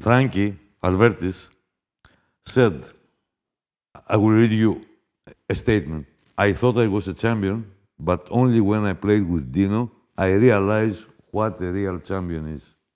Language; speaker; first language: English; non-native, fluent; Greek